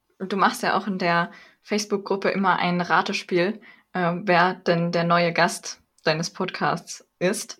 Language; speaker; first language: German; native; German